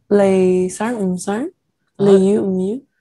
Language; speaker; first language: Cantonese; non-native, learner; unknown